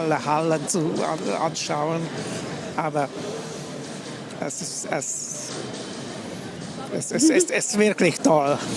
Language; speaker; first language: German; non-native, learner; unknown